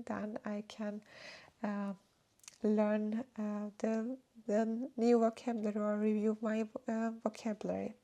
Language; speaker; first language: English; non-native, fluent; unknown